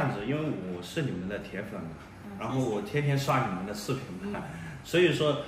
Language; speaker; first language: Chinese; native; Chinese